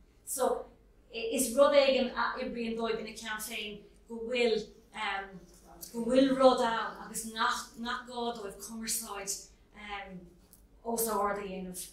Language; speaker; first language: Irish; non-native, local second language; English